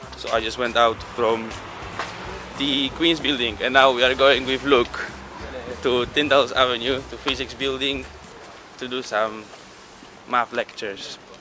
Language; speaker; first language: English; non-native, fluent; Polish